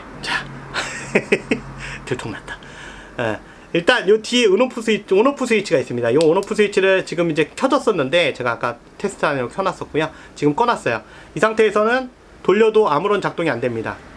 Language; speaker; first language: Korean; native; Korean